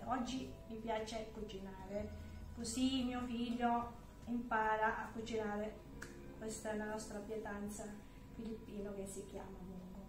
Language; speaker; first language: Italian; non-native, learner; Filipino